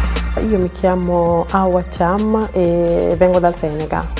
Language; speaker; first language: Italian; non-native, fluent; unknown